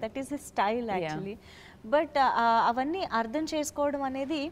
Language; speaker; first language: Telugu; native; Telugu